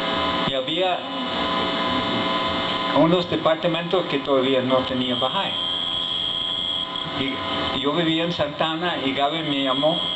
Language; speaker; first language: Spanish; non-native, fluent; English